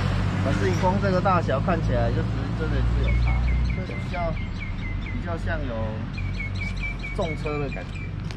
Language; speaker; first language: Chinese; native; Chinese